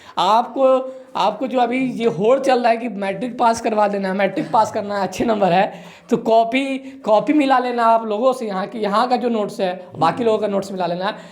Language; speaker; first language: Hindi; native; Hindi